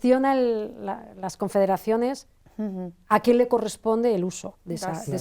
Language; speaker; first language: Spanish; native; Spanish